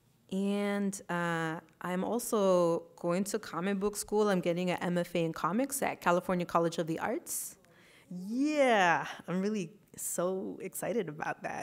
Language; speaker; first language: English; early bilingual, other home language; Spanish